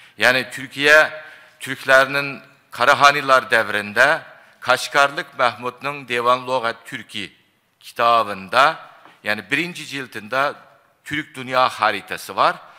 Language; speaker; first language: Turkish; non-native, fluent; Japanese